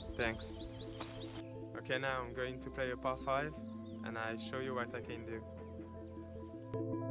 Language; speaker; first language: English; non-native, learner; French